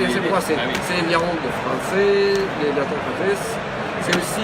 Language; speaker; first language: French; non-native, learner; Russian